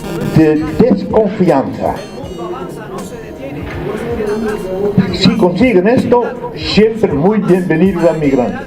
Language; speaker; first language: Spanish; non-native, fluent; Dutch